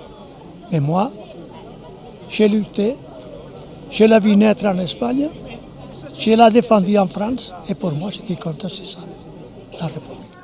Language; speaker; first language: French; non-native, fluent; Spanish